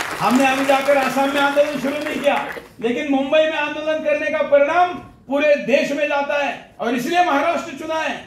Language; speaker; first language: Hindi; non-native, local second language; Marathi